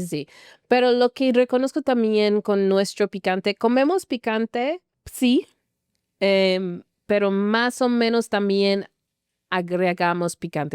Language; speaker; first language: Spanish; non-native, fluent; English